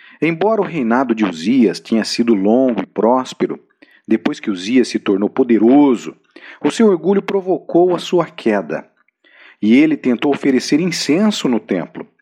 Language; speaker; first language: Portuguese; native; Portuguese